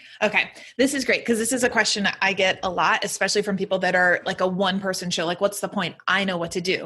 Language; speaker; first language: English; native; English